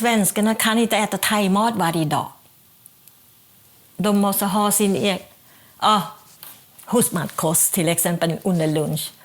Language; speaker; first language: Swedish; non-native, fluent; Thai